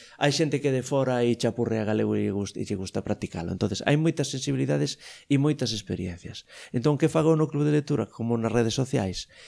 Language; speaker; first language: Galician; native; Galician